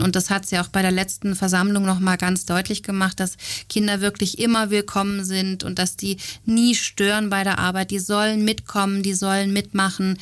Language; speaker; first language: German; native; German